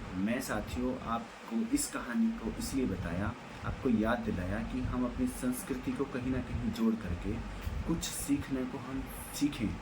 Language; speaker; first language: Hindi; native; Hindi